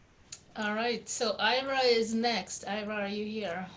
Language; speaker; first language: English; native; English